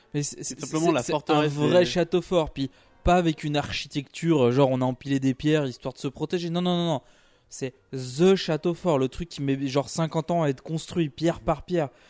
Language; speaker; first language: French; native; French